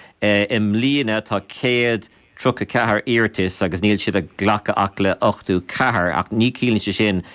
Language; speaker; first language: Irish; native; Irish